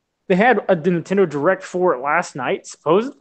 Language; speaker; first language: English; native; English